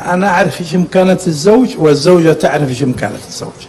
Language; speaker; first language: Arabic; native; Arabic